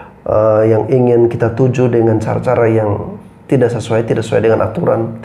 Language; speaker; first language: Indonesian; native; Indonesian